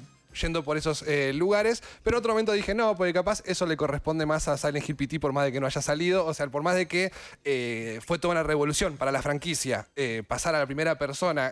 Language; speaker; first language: Spanish; native; Spanish